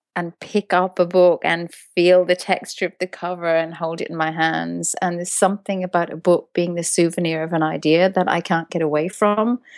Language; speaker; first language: English; native; English